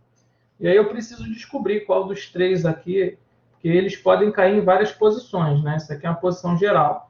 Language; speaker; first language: Portuguese; native; Portuguese